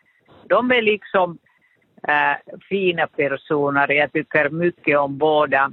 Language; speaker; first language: Swedish; non-native, fluent; Finnish